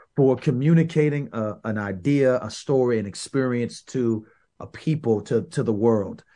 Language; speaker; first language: English; native; English